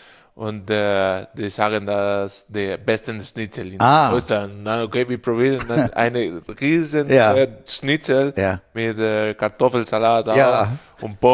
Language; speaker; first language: German; non-native, learner; Spanish